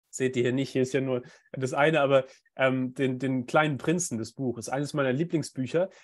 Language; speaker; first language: German; native; German